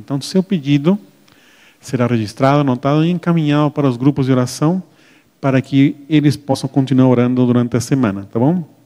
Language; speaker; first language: Portuguese; native; Portuguese